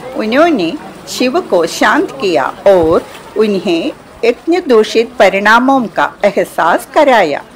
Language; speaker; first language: Hindi; non-native, local second language; Malayalam